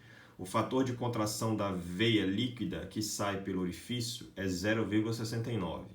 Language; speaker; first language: Portuguese; native; Portuguese